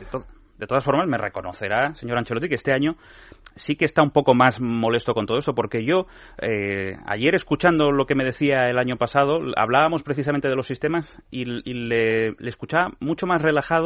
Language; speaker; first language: Spanish; native; Spanish